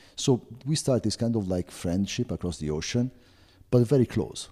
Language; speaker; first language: English; non-native, fluent; Italian